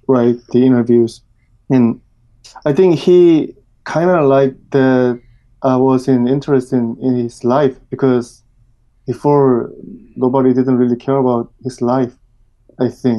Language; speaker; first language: English; non-native, fluent; Korean